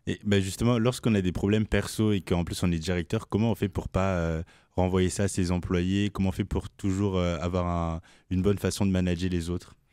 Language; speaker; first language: French; native; French